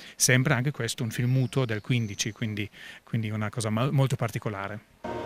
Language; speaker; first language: Italian; native; Italian